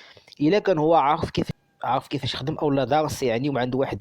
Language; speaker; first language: Arabic; native; Arabic